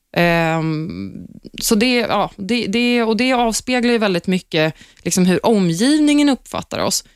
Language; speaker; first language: Swedish; early bilingual, other home language; Turkish